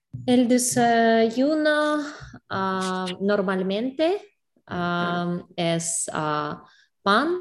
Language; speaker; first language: Spanish; non-native, learner; English